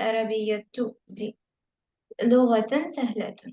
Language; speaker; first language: Arabic; non-native, learner; Hindi